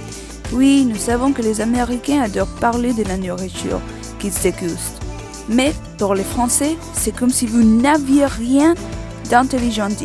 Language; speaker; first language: French; non-native, learner; English